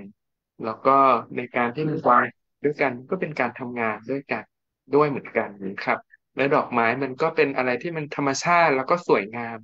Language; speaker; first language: Thai; native; Thai